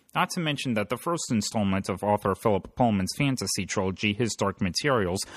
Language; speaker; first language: English; native; English